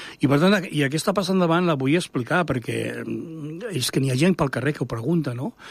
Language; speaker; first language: Catalan; native; Catalan